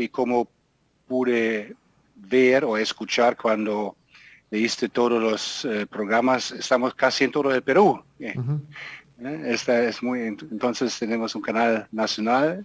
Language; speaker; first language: Spanish; non-native, fluent; German